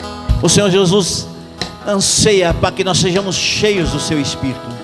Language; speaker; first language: Portuguese; native; Portuguese